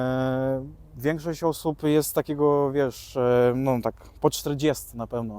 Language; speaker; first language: Polish; early bilingual, other home language; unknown